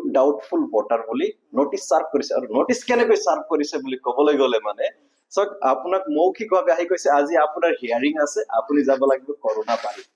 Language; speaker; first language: Assamese; non-native, local second language; Nepali